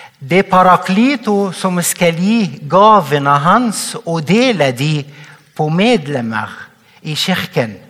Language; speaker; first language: Norwegian; non-native, fluent; Arabic